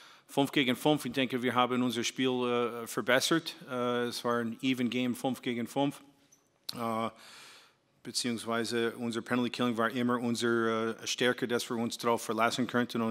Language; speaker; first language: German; non-native, fluent; English